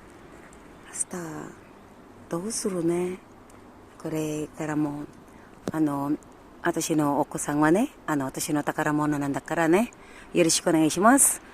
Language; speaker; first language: Japanese; non-native, learner; Filipino